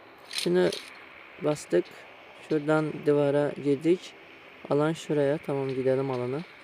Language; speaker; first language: Turkish; non-native, learner; Azerbaijani